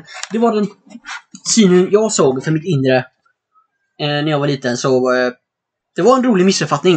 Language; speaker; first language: Swedish; native; Swedish